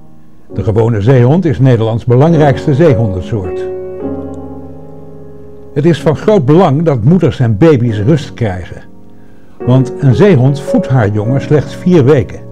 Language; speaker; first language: Dutch; native; Dutch